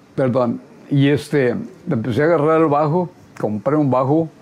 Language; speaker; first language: Spanish; native; Spanish